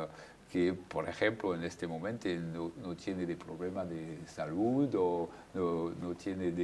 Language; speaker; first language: Spanish; non-native, fluent; French